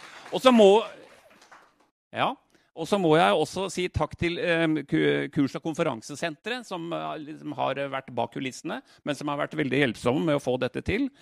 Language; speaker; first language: Norwegian; native; Norwegian